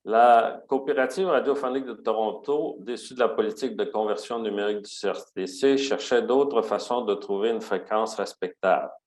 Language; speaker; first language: French; native; French